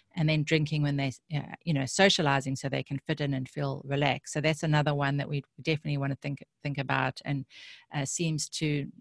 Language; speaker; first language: English; native; English